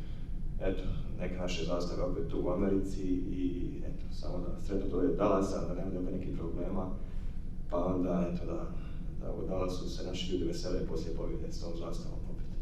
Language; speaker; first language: Croatian; native; Croatian